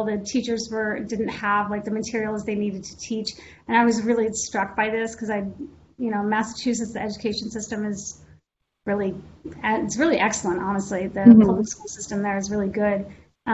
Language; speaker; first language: English; native; English